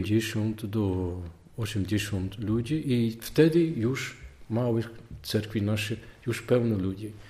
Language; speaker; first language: Polish; non-native, learner; Dutch